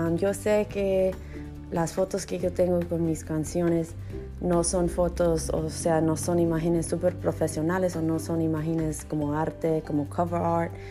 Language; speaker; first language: Spanish; early bilingual, heritage; Spanish